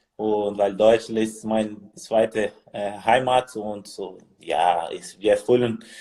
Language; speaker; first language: German; non-native, learner; Portuguese